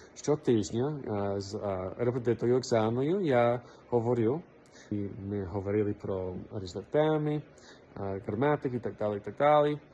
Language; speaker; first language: Ukrainian; non-native, learner; English